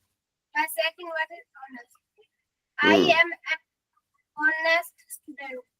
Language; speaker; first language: English; non-native, learner; Hindi